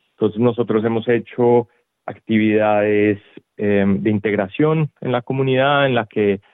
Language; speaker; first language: Spanish; native; Spanish